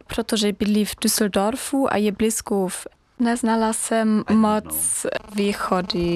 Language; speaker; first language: Czech; non-native, learner; German